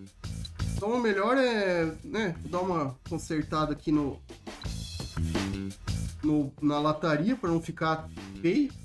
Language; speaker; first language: Portuguese; native; Portuguese